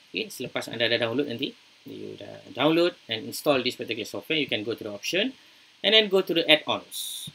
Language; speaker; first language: English; non-native, local second language; Malay